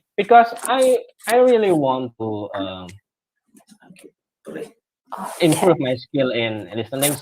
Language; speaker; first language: English; non-native, learner; Indonesian